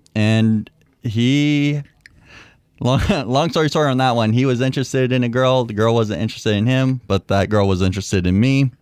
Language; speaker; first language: English; native; English